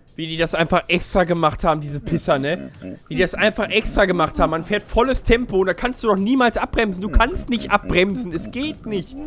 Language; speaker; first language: German; native; German